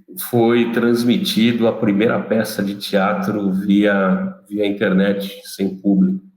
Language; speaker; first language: Portuguese; native; Portuguese